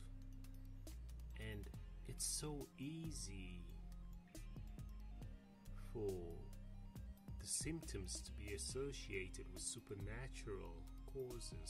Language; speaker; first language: English; non-native, local second language; Krio